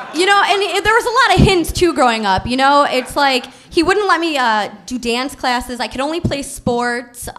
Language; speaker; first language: English; native; English